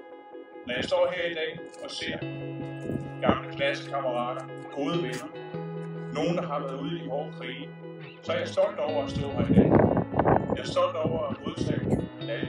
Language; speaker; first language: Danish; native; Danish